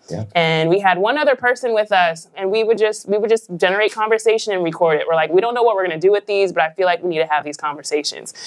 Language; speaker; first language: English; native; English